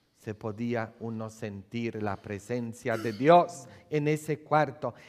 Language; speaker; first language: Spanish; non-native, fluent; Polish